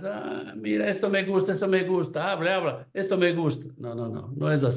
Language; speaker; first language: Spanish; non-native, fluent; Portuguese